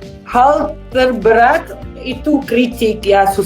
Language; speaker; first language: Indonesian; non-native, fluent; Russian